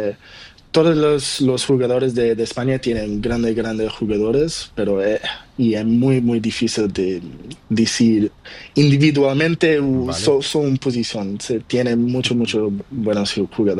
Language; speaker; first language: Spanish; non-native, learner; Portuguese